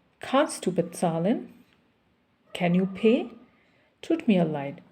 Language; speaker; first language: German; non-native, fluent; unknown